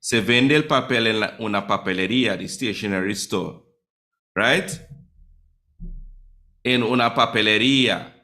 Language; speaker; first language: Spanish; non-native, fluent; English